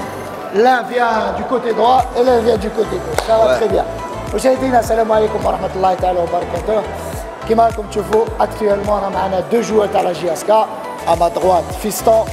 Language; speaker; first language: French; non-native, local second language; Arabic